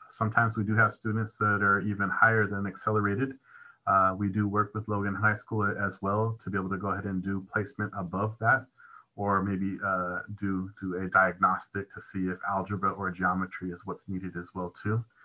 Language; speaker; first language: English; early bilingual, other home language; Spanish